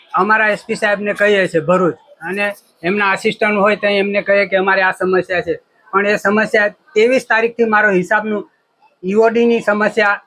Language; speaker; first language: Gujarati; native; Gujarati